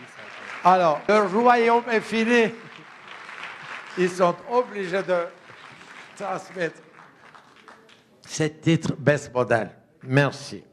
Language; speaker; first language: French; non-native, fluent; Turkish